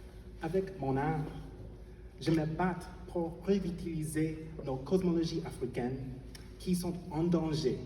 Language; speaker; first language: French; non-native, fluent; English